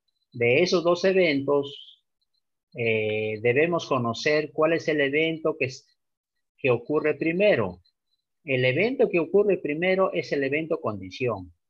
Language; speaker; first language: Spanish; native; Spanish